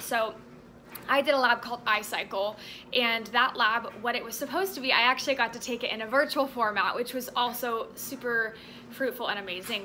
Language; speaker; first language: English; native; English